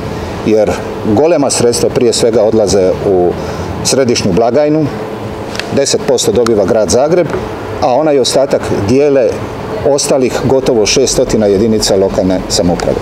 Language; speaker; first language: Serbian; native; Serbian